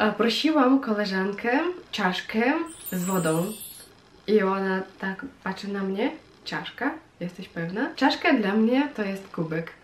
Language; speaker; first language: Polish; non-native, fluent; Russian